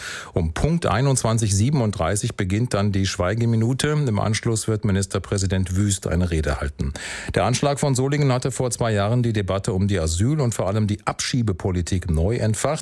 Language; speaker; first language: German; native; German